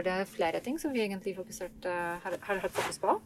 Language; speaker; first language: Norwegian; non-native, fluent; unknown